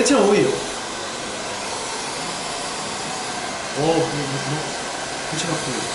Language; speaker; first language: Japanese; non-native, learner; Korean